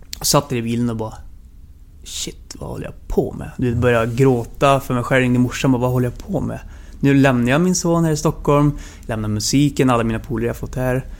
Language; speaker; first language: Swedish; native; Swedish